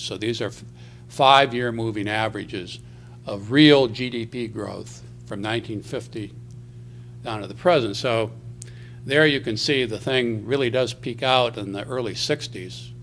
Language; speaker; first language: English; native; English